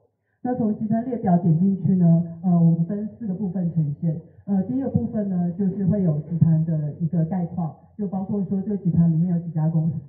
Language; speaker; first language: Chinese; native; Chinese